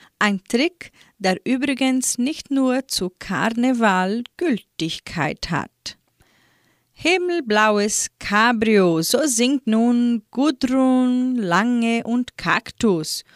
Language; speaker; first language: German; native; German